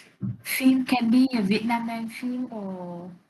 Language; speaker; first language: English; non-native, learner; Vietnamese